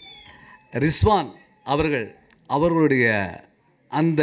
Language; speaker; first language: Tamil; native; Tamil